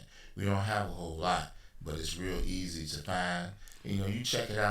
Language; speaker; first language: English; native; English